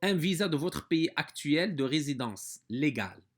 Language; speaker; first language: French; non-native, local second language; Arabic